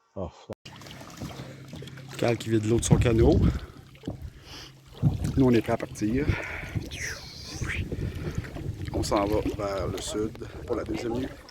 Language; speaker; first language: French; native; French